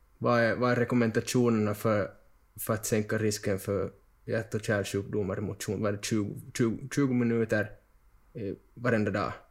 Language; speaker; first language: Swedish; native; Swedish